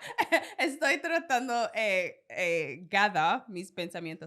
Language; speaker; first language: Spanish; non-native, learner; English